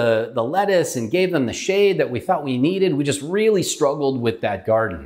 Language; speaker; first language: English; native; English